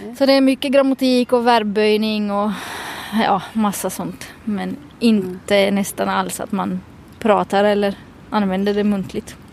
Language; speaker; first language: Swedish; native; Swedish